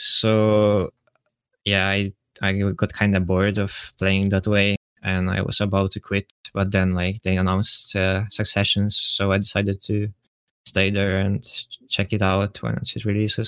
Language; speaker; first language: English; non-native, fluent; Polish